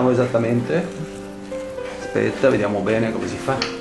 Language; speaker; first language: Italian; native; Italian